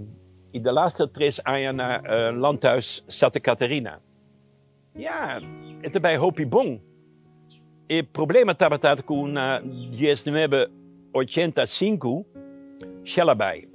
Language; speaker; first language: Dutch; non-native, local second language; Papiamento